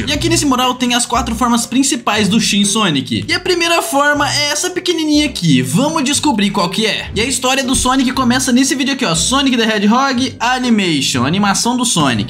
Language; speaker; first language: Portuguese; native; Portuguese